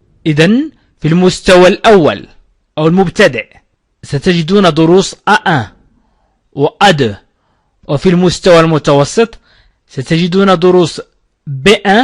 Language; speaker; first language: Arabic; native; Arabic